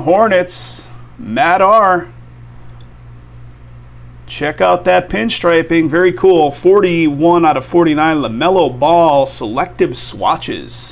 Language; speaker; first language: English; native; English